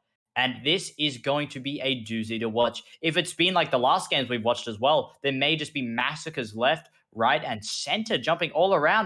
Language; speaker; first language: English; native; English